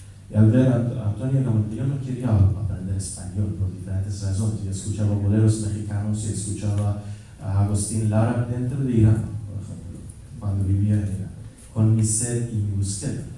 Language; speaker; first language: Spanish; non-native, fluent; Persian